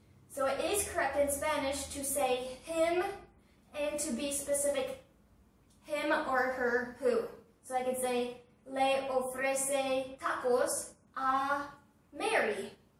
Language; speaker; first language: English; native; English